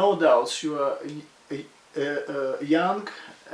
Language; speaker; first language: English; non-native, fluent; Russian